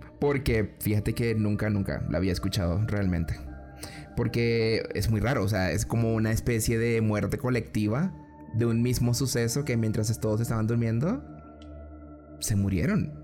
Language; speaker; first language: Spanish; native; Spanish